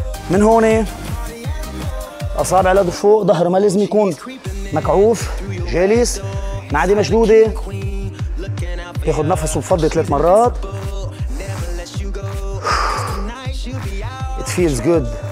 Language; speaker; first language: Arabic; native; Arabic